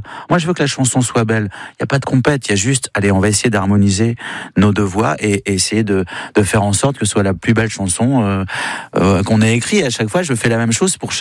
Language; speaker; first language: French; native; French